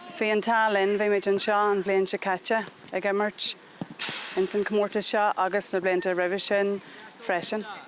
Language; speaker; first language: Irish; non-native, local second language; English